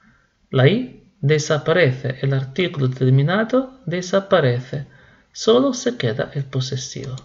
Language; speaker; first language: Spanish; non-native, fluent; Italian